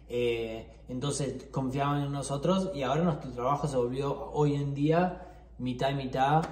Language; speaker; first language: Spanish; native; Spanish